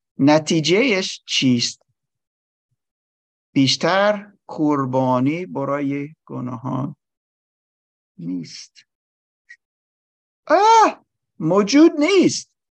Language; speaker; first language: Persian; non-native, learner; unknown